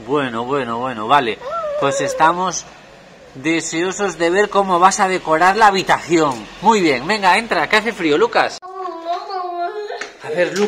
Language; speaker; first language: Spanish; native; Spanish